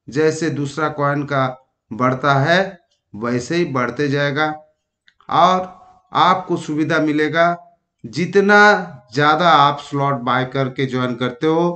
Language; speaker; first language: Hindi; non-native, local second language; Bangla